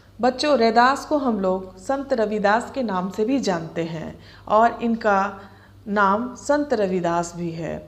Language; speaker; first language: Hindi; native; Hindi